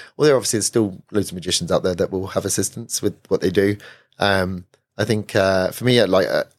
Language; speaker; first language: English; native; English